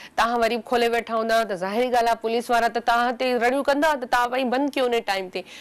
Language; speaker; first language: Sindhi; native; Sindhi